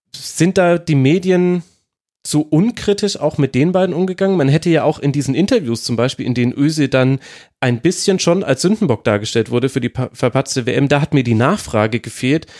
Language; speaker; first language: German; native; German